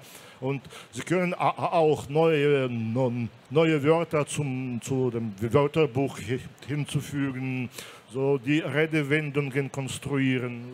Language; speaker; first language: German; non-native, fluent; Belarusian